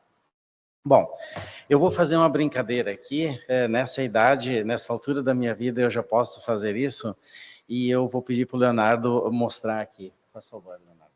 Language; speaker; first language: Portuguese; native; Portuguese